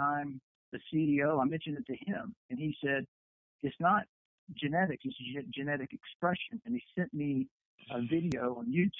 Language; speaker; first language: English; native; English